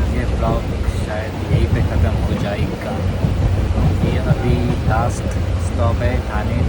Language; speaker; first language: Hindi; non-native, local second language; Marathi